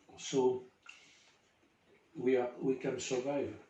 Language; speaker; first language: English; non-native, learner; Thai